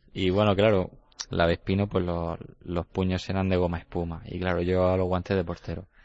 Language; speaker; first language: Spanish; native; Spanish